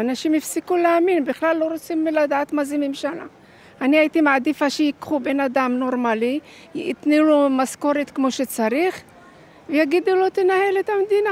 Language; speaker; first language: Hebrew; non-native, fluent; Arabic